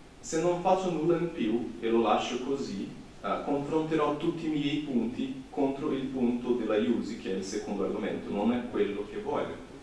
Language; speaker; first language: Italian; non-native, fluent; Portuguese